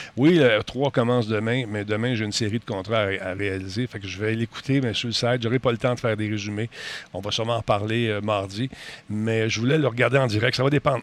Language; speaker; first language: French; native; French